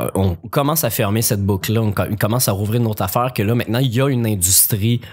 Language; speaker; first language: French; native; French